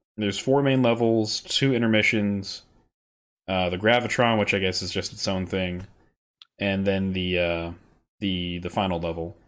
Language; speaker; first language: English; native; English